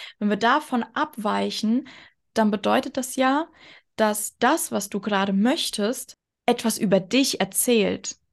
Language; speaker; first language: German; native; German